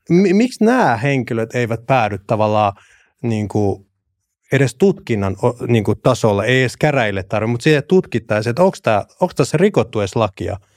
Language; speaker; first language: Finnish; early bilingual, other home language; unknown